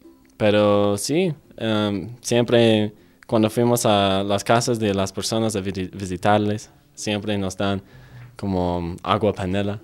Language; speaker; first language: Spanish; non-native, fluent; English